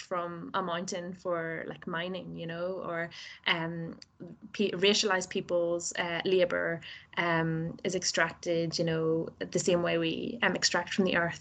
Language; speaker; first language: English; native; English